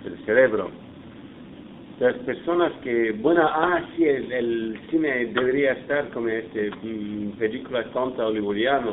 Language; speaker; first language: Spanish; non-native, fluent; English